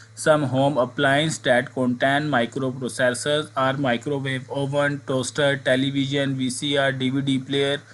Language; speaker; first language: English; non-native, local second language; Urdu